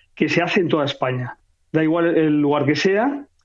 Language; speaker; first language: Spanish; native; Spanish